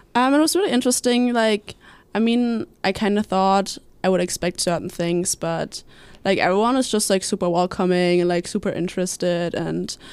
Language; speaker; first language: English; non-native, fluent; German